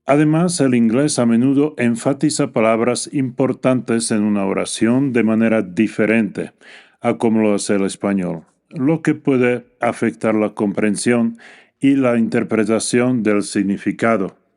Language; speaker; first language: Spanish; non-native, fluent; English